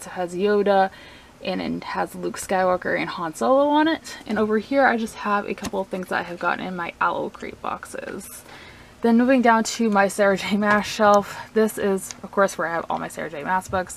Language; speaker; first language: English; native; English